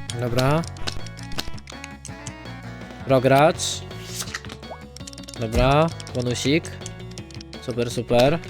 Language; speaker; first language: Polish; native; Polish